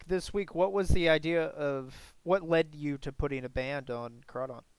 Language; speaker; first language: English; native; English